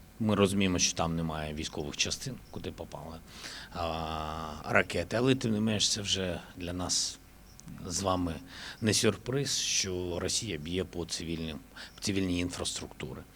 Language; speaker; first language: Ukrainian; native; Ukrainian